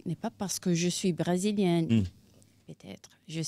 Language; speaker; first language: French; non-native, fluent; Portuguese